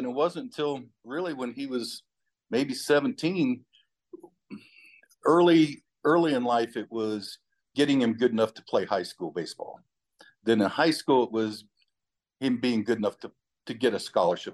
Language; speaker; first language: English; native; English